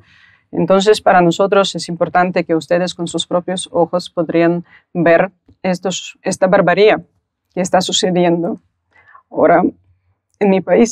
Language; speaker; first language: Spanish; non-native, fluent; Ukrainian